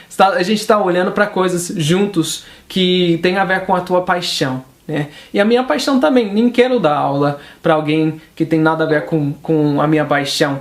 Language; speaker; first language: Portuguese; non-native, fluent; English